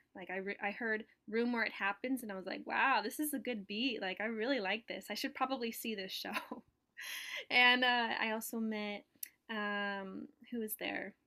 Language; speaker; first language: English; native; English